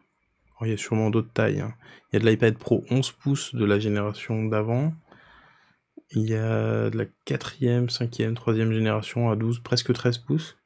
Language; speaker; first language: French; native; French